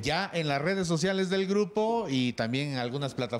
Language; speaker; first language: Spanish; native; Spanish